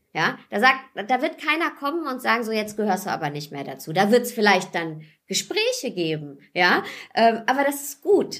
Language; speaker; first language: German; early bilingual, other home language; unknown